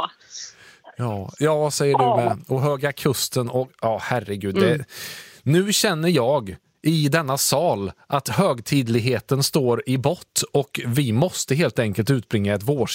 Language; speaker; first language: Swedish; native; Swedish